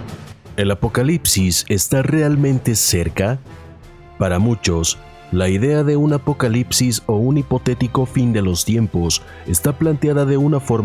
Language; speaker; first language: Spanish; native; Spanish